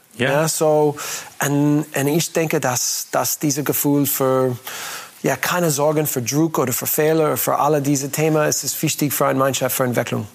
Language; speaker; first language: German; non-native, learner; English